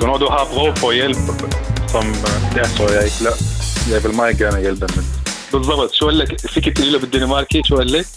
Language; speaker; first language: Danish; non-native, learner; Arabic